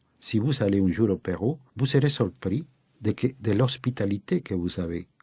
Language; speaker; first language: French; non-native, fluent; Spanish